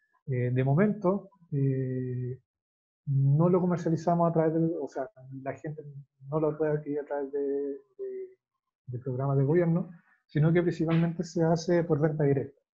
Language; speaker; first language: Spanish; native; Spanish